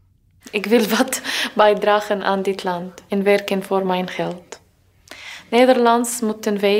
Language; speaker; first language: Dutch; non-native, learner; Arabic